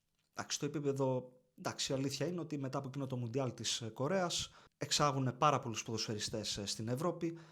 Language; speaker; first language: Greek; native; Greek